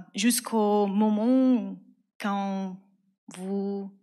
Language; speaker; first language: French; non-native, fluent; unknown